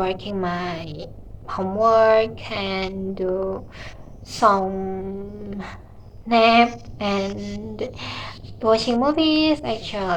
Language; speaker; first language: English; non-native, learner; Indonesian